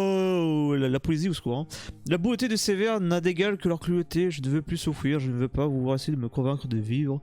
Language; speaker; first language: French; native; French